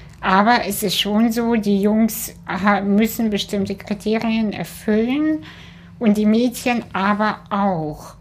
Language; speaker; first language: German; early bilingual, other home language; Russian